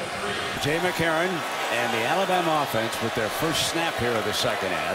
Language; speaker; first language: English; native; English